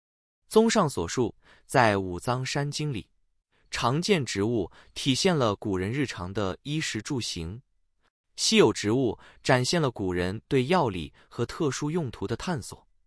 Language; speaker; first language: Chinese; native; Chinese